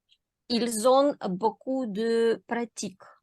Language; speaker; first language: French; non-native, learner; Ukrainian